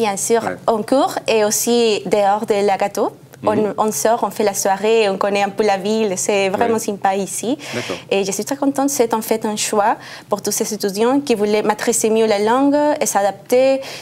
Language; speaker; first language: French; non-native, learner; Spanish